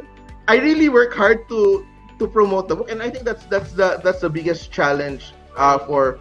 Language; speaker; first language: English; non-native, local second language; Cebuano